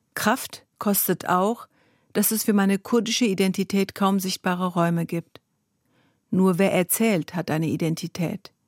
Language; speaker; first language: German; early bilingual, other home language; Zaza